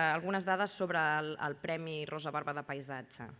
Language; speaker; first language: Catalan; native; Catalan